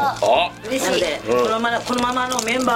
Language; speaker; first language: Japanese; native; Japanese